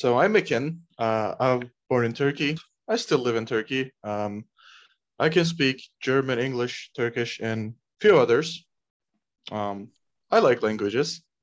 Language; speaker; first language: English; non-native, fluent; Turkish